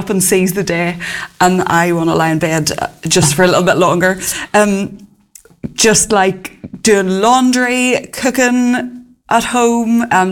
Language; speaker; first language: English; native; English